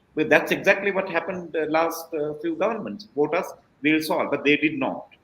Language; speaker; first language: English; non-native, local second language; Tamil